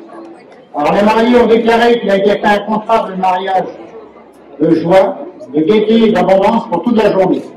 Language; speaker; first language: French; native; French